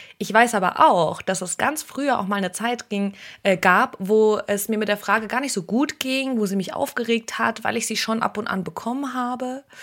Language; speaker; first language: German; early bilingual, other home language; Russian